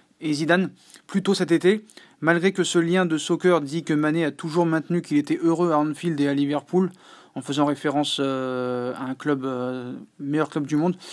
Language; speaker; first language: French; native; French